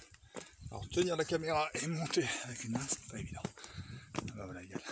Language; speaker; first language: French; native; French